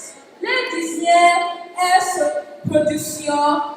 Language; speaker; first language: French; non-native, learner; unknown